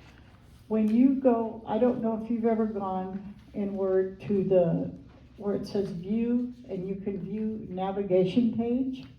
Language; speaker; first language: English; native; English